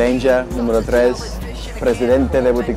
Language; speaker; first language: Spanish; non-native, learner; English